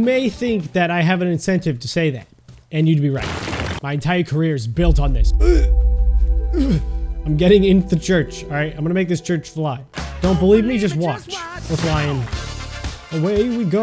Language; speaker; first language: English; native; English